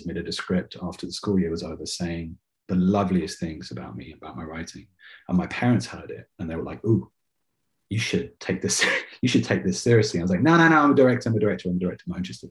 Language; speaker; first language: English; native; English